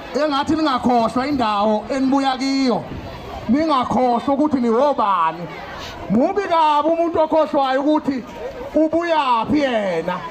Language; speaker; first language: Zulu; native; Zulu